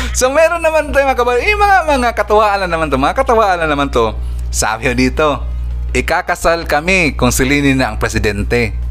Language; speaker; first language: Filipino; non-native, local second language; Cebuano